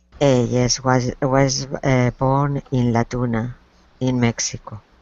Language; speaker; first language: English; non-native, learner; Spanish